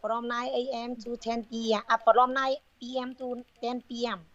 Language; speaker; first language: English; non-native, learner; Vietnamese